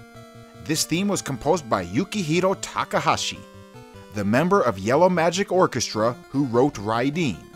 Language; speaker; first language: English; native; English